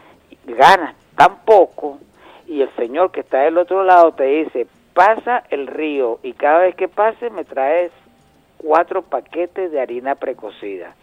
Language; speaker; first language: Spanish; native; Spanish